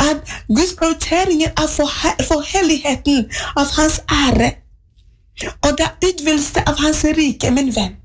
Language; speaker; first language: Norwegian; non-native, learner; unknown